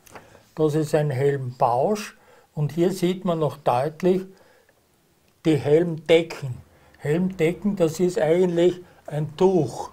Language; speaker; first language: German; native; German